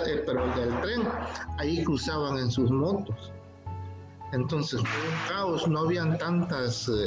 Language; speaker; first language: Spanish; native; Spanish